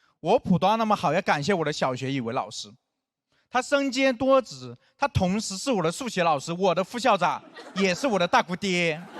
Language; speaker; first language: Chinese; non-native, local second language; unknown